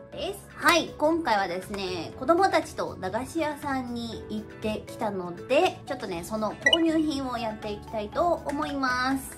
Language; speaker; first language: Japanese; native; Japanese